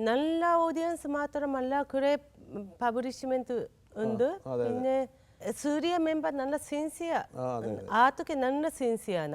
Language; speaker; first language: Malayalam; non-native, learner; Japanese